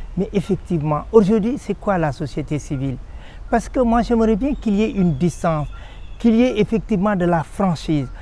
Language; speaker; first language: French; non-native, local second language; Wolof